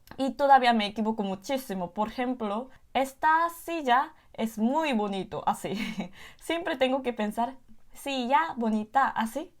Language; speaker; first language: Spanish; non-native, fluent; Korean